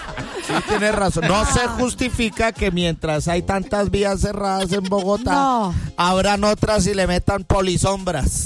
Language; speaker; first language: Spanish; native; Spanish